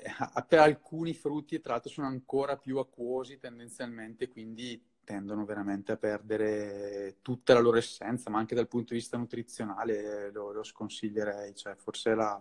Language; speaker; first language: Italian; native; Italian